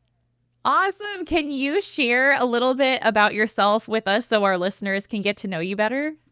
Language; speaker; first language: English; native; English